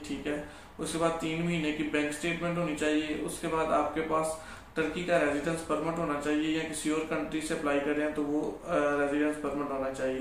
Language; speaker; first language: Urdu; non-native, local second language; Punjabi